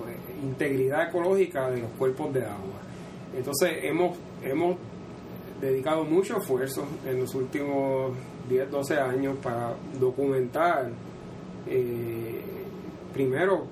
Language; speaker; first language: Spanish; native; Spanish